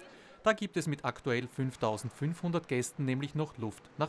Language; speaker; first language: German; native; German